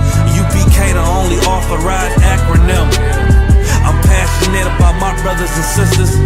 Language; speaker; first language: English; native; English